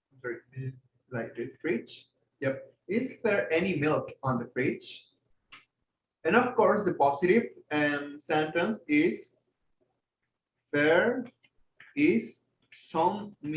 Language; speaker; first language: English; non-native, fluent; Spanish